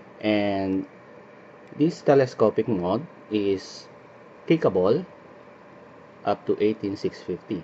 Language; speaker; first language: English; non-native, local second language; Filipino